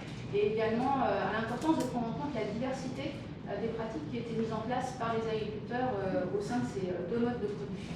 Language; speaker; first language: French; native; French